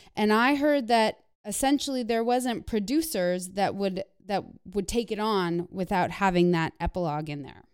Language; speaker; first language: English; non-native, fluent; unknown